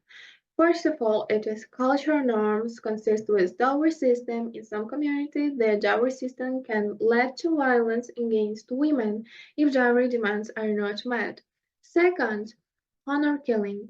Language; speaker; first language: English; non-native, fluent; Russian